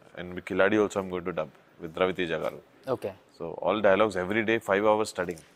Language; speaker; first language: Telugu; non-native, learner; Hindi